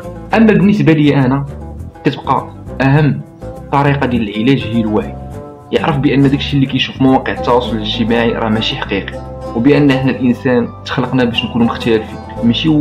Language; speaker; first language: Arabic; native; Arabic